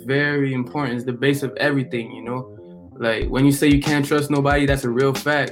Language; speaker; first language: English; non-native, fluent; French